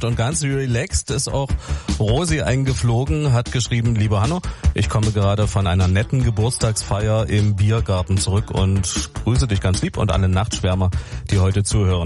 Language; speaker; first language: German; native; German